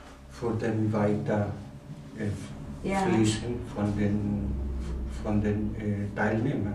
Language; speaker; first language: German; non-native, learner; Spanish